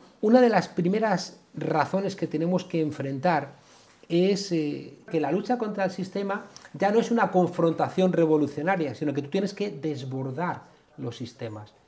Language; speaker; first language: Spanish; native; Spanish